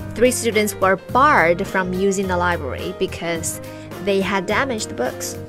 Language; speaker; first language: English; non-native, fluent; Chinese